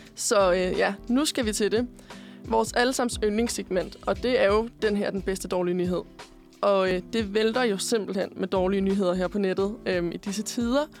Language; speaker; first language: Danish; native; Danish